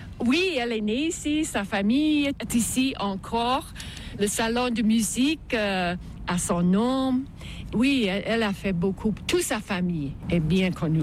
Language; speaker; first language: French; non-native, fluent; English